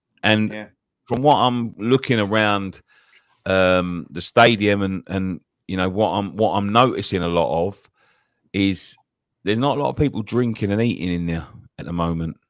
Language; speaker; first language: English; native; English